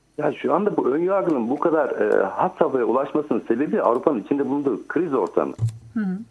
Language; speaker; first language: Turkish; native; Turkish